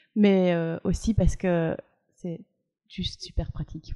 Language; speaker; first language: French; native; French